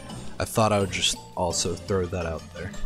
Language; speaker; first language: English; native; English